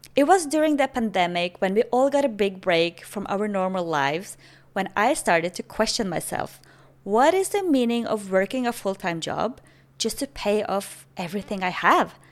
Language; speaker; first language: English; non-native, fluent; Norwegian